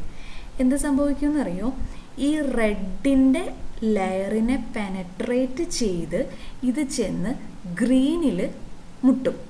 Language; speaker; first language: Malayalam; native; Malayalam